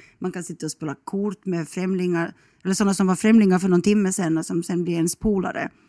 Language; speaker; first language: Swedish; native; Swedish